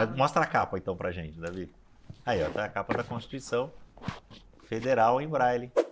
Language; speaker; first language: Portuguese; native; Portuguese